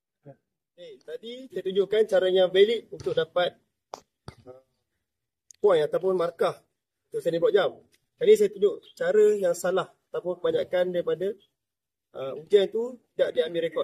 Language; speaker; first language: Malay; native; Malay